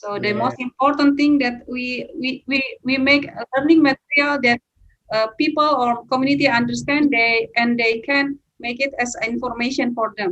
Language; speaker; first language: English; non-native, fluent; Indonesian